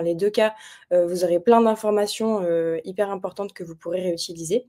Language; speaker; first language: French; native; French